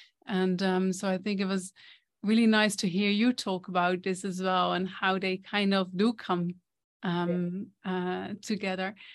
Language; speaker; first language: English; non-native, fluent; Dutch